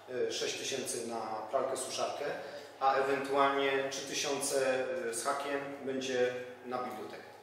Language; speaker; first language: Polish; native; Polish